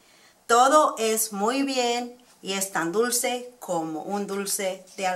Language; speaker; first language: Spanish; early bilingual, heritage; Spanish